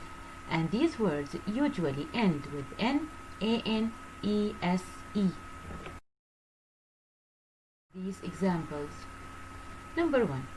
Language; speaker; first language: English; non-native, fluent; Arabic